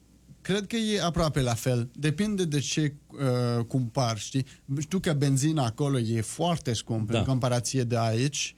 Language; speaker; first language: Romanian; non-native, learner; French